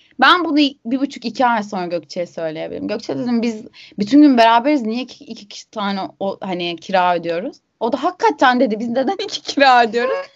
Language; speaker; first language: Turkish; native; Turkish